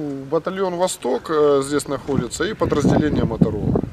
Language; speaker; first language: Russian; native; Russian